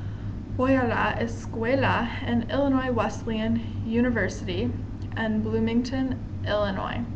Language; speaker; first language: Spanish; non-native, learner; English